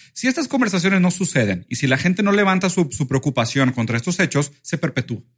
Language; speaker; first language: Spanish; early bilingual, other home language; Portuguese